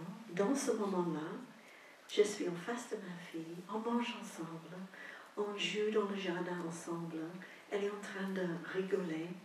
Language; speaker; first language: French; non-native, fluent; English